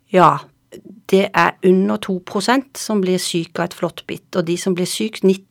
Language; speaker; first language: Norwegian; native; Norwegian